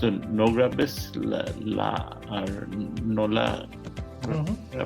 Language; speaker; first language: Spanish; non-native, learner; English